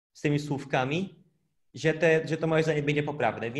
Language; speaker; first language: Polish; non-native, fluent; Portuguese